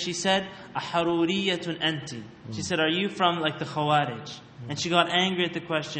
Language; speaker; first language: English; native; English